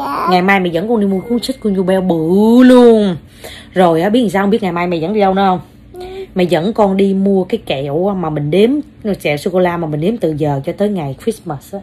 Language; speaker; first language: Vietnamese; native; Vietnamese